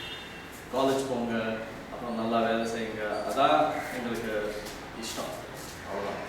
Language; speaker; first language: Tamil; non-native, local second language; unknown